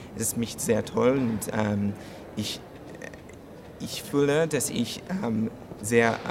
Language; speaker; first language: German; non-native, learner; English